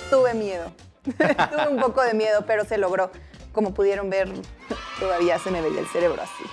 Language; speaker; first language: Spanish; native; Spanish